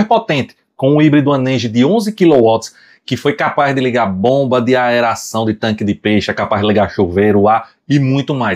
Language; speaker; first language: Portuguese; native; Portuguese